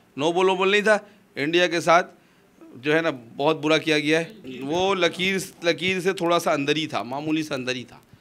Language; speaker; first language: Urdu; non-native, local second language; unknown